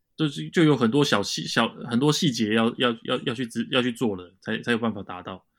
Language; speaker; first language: Chinese; native; Chinese